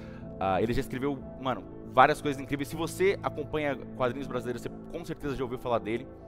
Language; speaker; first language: Portuguese; native; Portuguese